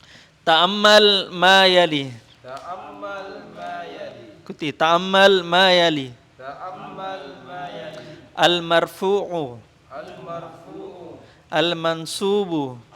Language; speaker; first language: Arabic; non-native, fluent; Indonesian